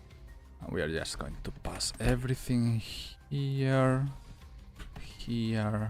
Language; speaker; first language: English; non-native, fluent; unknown